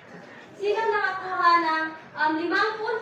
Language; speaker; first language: Filipino; native; Filipino